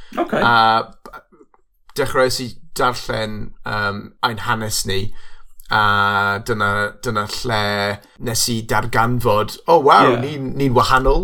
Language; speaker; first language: Welsh; non-native, local second language; English